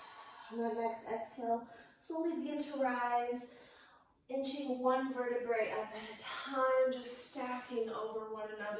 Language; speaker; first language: English; native; English